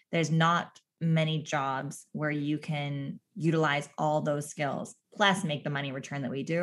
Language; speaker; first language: English; native; English